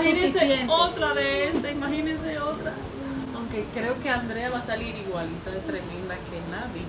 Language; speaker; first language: Spanish; native; Spanish